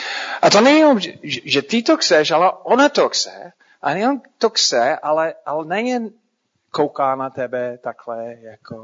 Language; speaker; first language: Czech; non-native, fluent; English